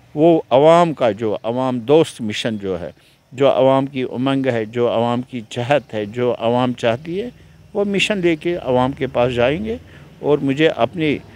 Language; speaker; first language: Hindi; non-native, local second language; Kashmiri